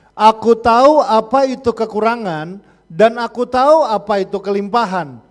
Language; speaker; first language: Indonesian; native; Indonesian